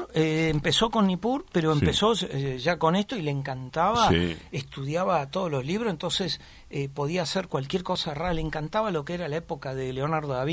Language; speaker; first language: Spanish; native; Spanish